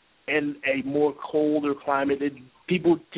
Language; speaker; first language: English; native; English